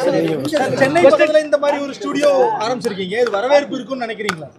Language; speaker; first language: Tamil; native; Tamil